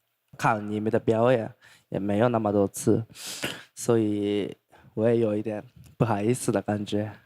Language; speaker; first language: Chinese; non-native, fluent; Thai